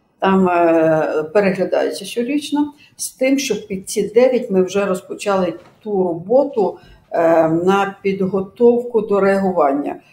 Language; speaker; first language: Ukrainian; native; Ukrainian